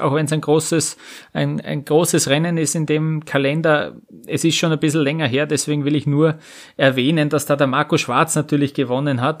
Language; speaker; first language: German; native; German